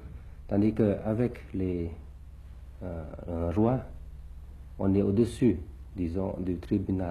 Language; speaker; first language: French; early bilingual, other home language; Thai